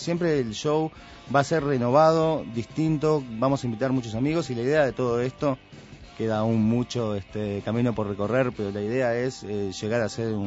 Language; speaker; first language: Spanish; native; Spanish